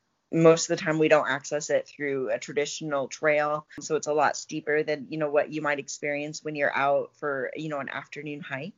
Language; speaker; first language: English; native; English